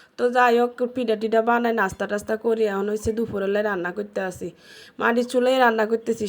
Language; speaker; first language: Bangla; native; Bangla